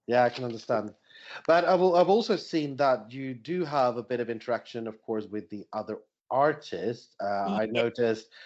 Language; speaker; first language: English; non-native, fluent; Swedish